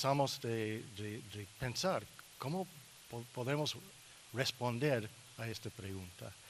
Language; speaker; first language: Spanish; non-native, learner; English